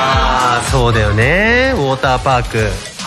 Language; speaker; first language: Japanese; native; Japanese